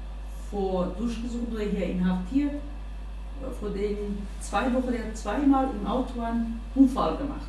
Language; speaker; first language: German; non-native, learner; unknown